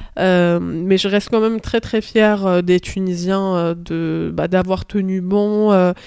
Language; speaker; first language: French; early bilingual, other home language; Arabic